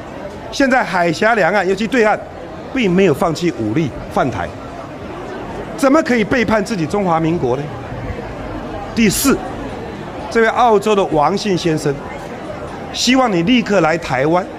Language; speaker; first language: Chinese; native; Chinese